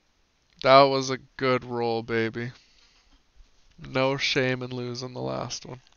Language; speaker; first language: English; native; English